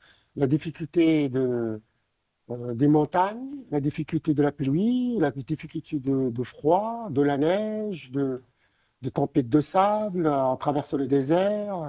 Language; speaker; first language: French; non-native, local second language; Arabic